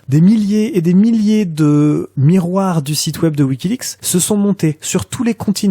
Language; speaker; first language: French; native; French